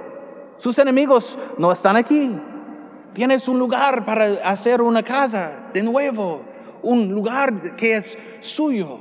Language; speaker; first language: Spanish; non-native, learner; English